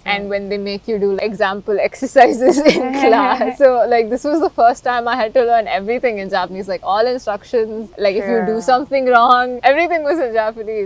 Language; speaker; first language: English; non-native, fluent; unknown